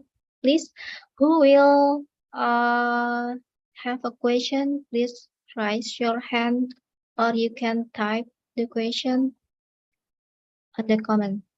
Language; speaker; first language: English; non-native, learner; Indonesian